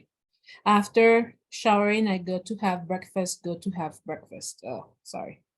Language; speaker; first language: English; non-native, learner; Spanish